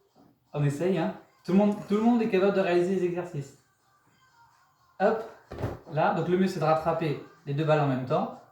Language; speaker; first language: French; native; French